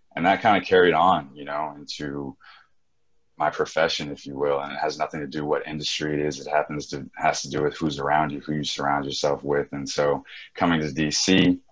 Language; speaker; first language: English; native; English